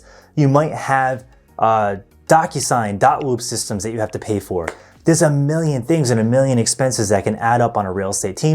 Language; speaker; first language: English; native; English